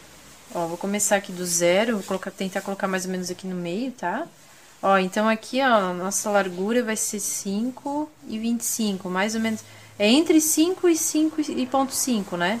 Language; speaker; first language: Portuguese; native; Portuguese